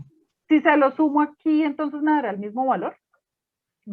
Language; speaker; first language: Spanish; native; Spanish